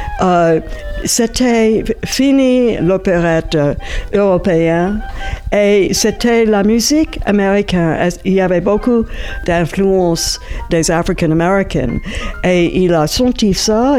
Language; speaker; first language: French; non-native, fluent; English